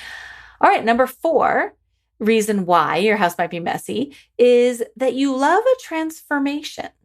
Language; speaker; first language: English; native; English